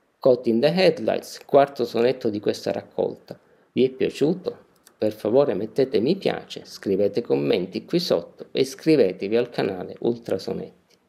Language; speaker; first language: Italian; native; Italian